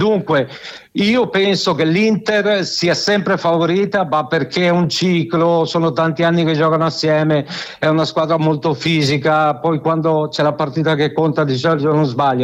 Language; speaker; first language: Italian; native; Italian